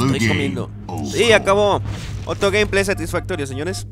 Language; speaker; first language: Spanish; native; Spanish